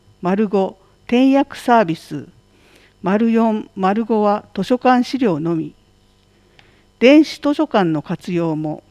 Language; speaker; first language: Japanese; native; Japanese